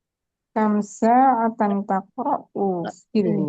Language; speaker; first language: Arabic; non-native, learner; Indonesian